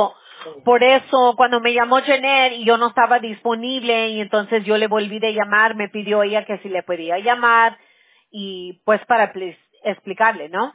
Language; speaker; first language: Spanish; early bilingual, heritage; Spanish